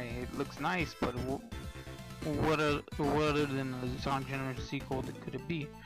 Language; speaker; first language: English; native; English